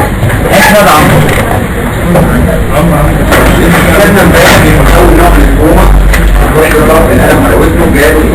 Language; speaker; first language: Arabic; native; Arabic